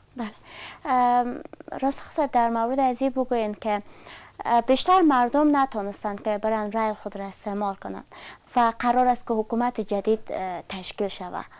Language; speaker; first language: Persian; native; Persian